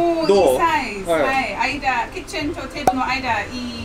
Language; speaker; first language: Japanese; non-native, learner; English